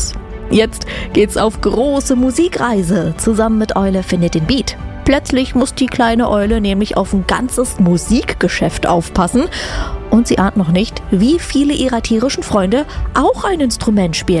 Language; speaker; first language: German; native; German